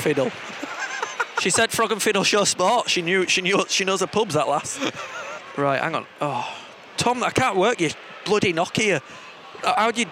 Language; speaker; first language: English; native; English